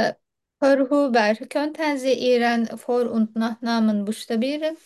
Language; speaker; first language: German; non-native, learner; Turkish